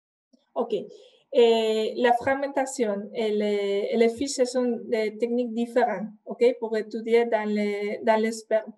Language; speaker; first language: French; non-native, fluent; Spanish